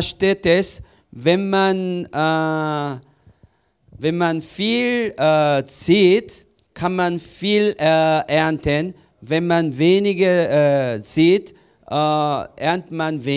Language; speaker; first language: German; non-native, learner; Korean